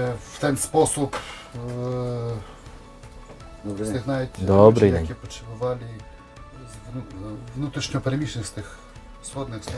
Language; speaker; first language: Polish; non-native, learner; Ukrainian